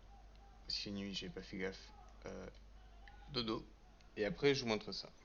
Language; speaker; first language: French; native; French